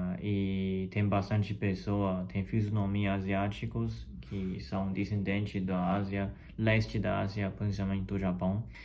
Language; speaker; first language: Portuguese; non-native, fluent; Chinese